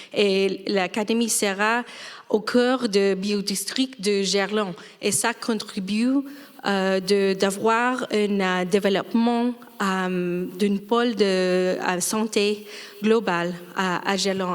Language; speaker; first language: French; non-native, fluent; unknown